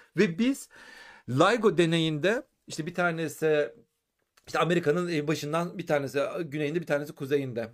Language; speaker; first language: Turkish; native; Turkish